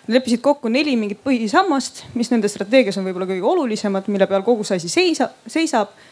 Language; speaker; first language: Estonian; native; Estonian